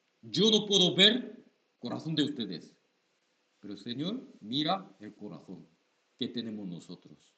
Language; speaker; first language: Spanish; non-native, learner; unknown